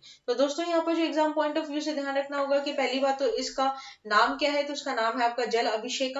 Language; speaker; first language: Hindi; native; Hindi